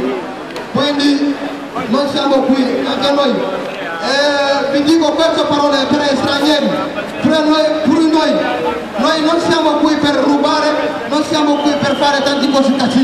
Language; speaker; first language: Italian; non-native, learner; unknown